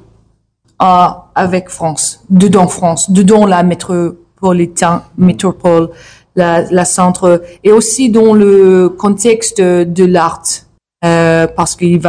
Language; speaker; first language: French; non-native, learner; English